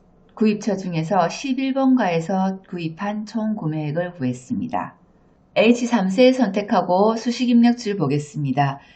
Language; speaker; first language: Korean; native; Korean